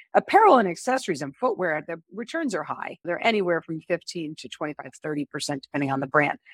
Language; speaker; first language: English; native; English